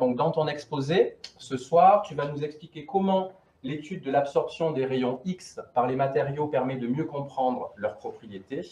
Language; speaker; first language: French; native; French